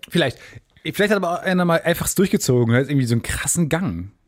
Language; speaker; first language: German; native; German